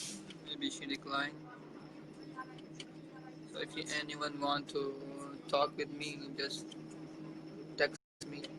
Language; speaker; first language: English; non-native, fluent; Urdu